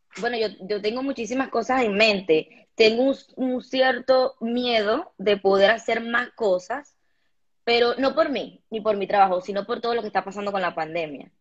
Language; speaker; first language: Spanish; native; Spanish